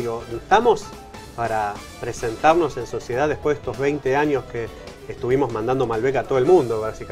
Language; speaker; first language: Spanish; native; Spanish